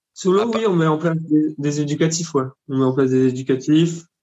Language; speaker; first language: French; native; French